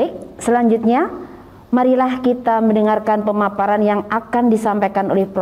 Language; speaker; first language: Indonesian; native; Indonesian